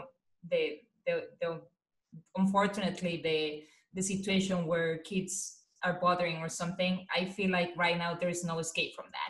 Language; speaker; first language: English; non-native, fluent; Spanish